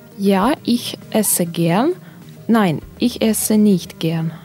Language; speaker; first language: German; non-native, learner; Russian